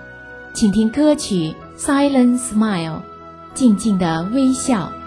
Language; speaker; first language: Chinese; native; Chinese